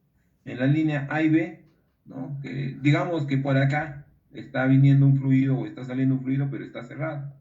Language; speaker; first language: Spanish; native; Spanish